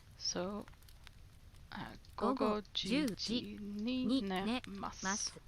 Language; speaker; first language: Japanese; non-native, learner; English